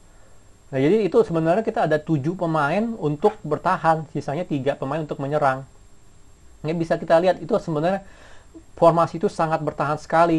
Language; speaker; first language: Indonesian; native; Indonesian